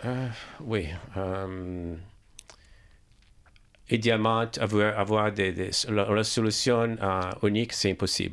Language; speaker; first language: French; non-native, learner; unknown